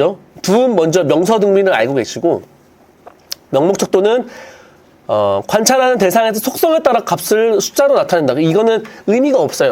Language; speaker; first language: Korean; native; Korean